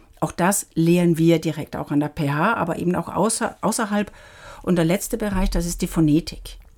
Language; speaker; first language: German; native; German